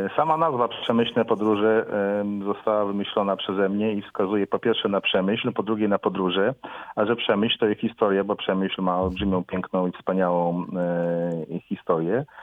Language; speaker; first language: Polish; native; Polish